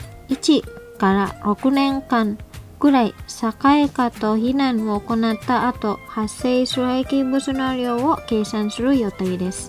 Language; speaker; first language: Japanese; non-native, fluent; Indonesian